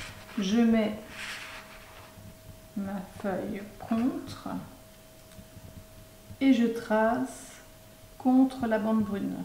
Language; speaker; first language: French; native; French